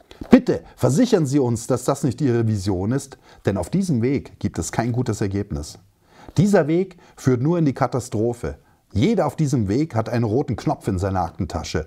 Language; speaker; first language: German; native; German